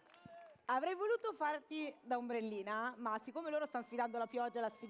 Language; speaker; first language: Italian; native; Italian